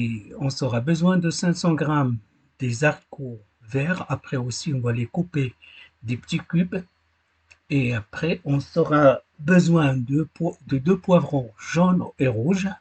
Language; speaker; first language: French; non-native, learner; Arabic